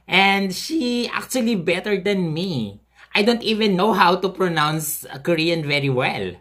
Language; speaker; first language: English; non-native, local second language; Filipino